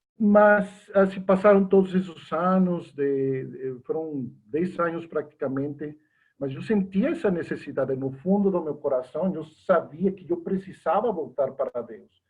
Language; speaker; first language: Portuguese; non-native, fluent; Spanish